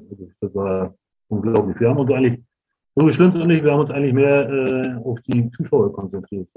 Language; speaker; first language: German; native; German